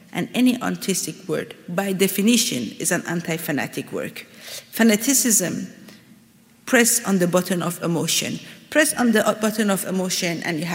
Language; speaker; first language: English; non-native, fluent; Persian